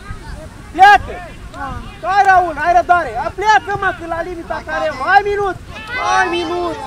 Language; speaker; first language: Romanian; native; Romanian